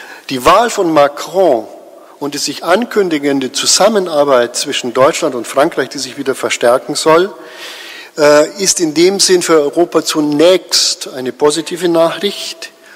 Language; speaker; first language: German; native; German